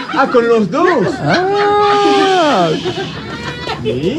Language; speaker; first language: Spanish; non-native, fluent; French